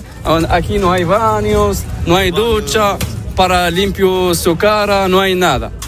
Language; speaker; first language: Spanish; non-native, learner; Arabic